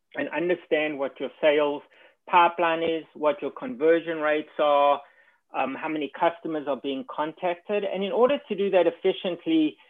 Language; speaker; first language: English; native; English